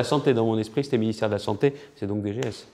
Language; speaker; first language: French; native; French